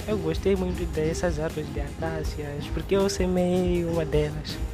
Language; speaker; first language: Portuguese; non-native, local second language; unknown